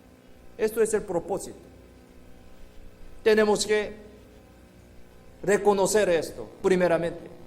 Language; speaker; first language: Spanish; non-native, fluent; Korean